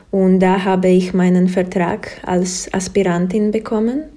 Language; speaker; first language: German; non-native, fluent; Slovak